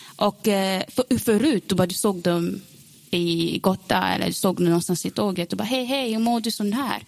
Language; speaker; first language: Swedish; non-native, learner; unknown